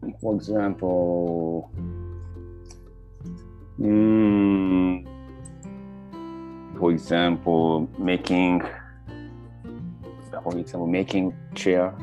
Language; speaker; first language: English; non-native, learner; Japanese